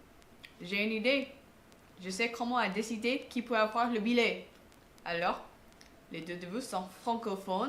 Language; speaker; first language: French; non-native, fluent; English